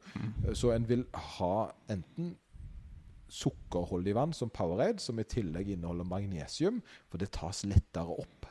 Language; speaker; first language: Norwegian; native; Norwegian